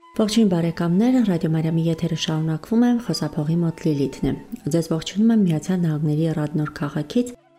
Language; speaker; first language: Armenian; native; Armenian